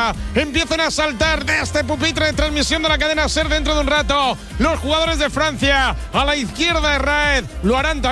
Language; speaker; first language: Spanish; native; Spanish